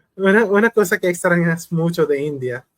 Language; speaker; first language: Spanish; non-native, learner; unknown